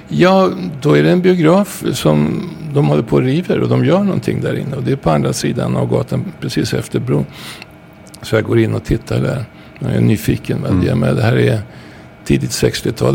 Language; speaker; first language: Swedish; native; Swedish